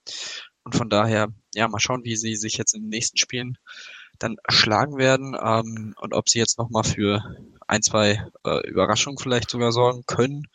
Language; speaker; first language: German; native; German